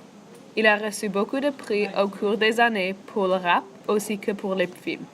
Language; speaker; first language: French; non-native, local second language; English